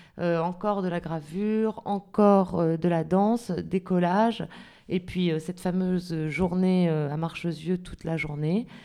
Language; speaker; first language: French; native; French